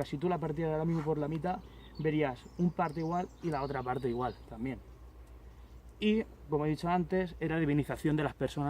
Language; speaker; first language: Spanish; native; Spanish